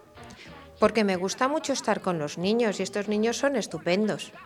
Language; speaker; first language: Spanish; native; Spanish